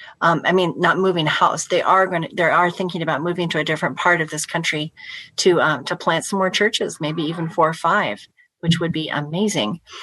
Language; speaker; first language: English; native; English